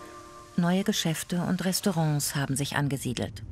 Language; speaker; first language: German; native; German